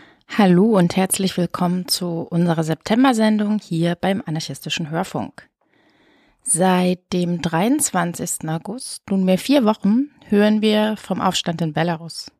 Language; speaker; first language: German; native; German